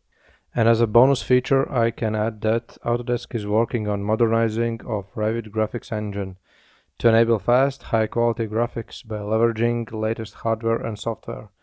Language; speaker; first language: English; non-native, fluent; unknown